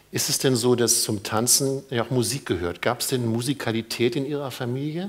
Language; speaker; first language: German; native; German